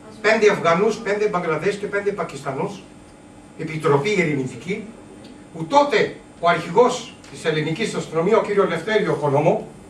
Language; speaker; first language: Greek; non-native, learner; Urdu